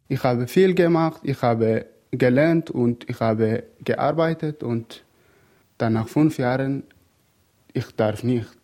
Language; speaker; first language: German; non-native, learner; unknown